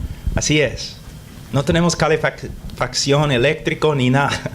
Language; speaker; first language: Spanish; non-native, fluent; English